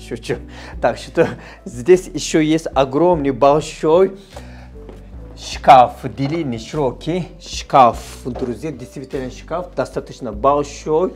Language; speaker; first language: Russian; non-native, fluent; Turkish